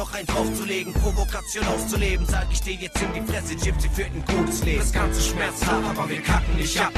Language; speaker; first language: German; native; German